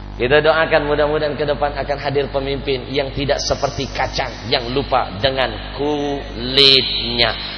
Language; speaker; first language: Indonesian; native; Indonesian